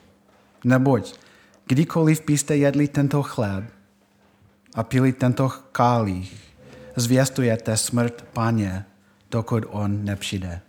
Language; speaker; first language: Czech; non-native, fluent; English